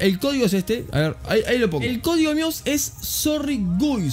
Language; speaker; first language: Spanish; native; Spanish